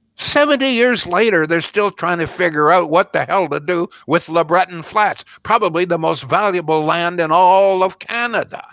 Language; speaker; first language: English; native; English